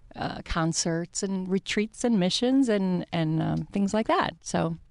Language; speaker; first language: English; early bilingual, other home language; Italian